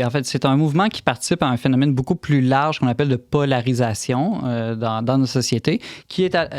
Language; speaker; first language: French; native; French